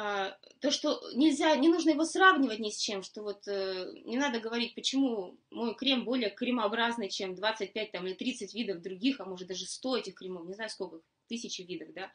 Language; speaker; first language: Russian; native; Russian